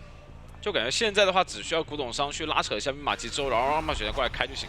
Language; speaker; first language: Chinese; native; Chinese